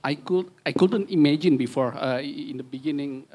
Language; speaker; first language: English; non-native, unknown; Indonesian